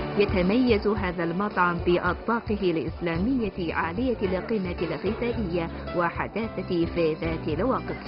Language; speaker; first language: Arabic; non-native, fluent; Chinese